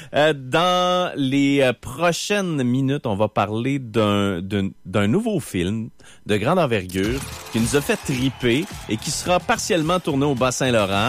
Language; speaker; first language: French; native; French